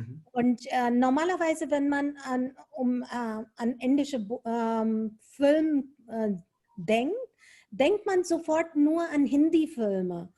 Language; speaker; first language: German; non-native, fluent; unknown